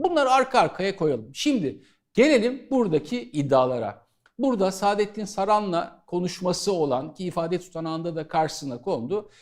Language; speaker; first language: Turkish; native; Turkish